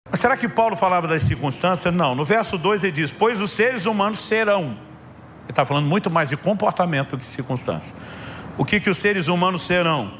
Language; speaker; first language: Portuguese; native; Portuguese